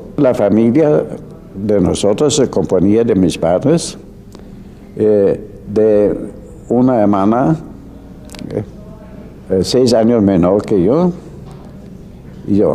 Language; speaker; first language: Spanish; non-native, fluent; German